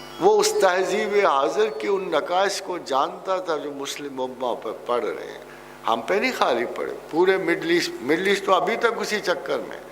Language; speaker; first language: Urdu; non-native, local second language; Punjabi